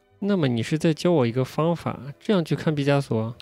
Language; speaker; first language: Chinese; native; Chinese